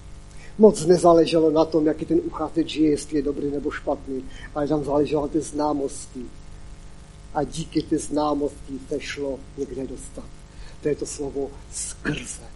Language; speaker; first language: Czech; non-native, local second language; Polish